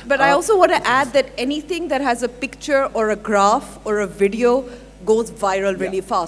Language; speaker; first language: English; non-native, local second language; Urdu